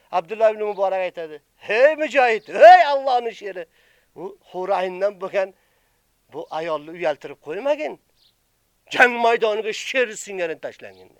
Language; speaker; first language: Uzbek; native; Uzbek